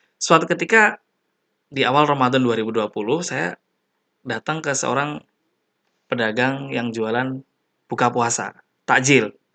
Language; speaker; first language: Indonesian; native; Indonesian